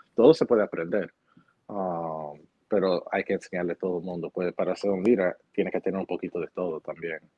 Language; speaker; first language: Spanish; early bilingual, heritage; Spanish